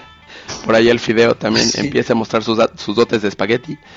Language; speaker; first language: Spanish; native; Spanish